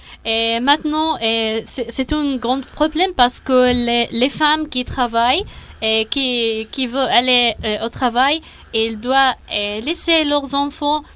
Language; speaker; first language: French; non-native, learner; Arabic